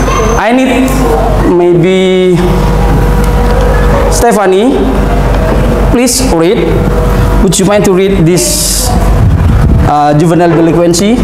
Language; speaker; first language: English; non-native, fluent; Indonesian